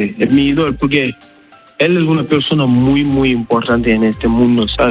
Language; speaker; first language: Spanish; non-native, learner; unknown